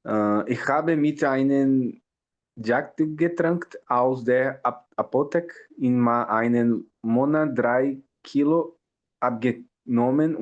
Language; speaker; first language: German; non-native, learner; Portuguese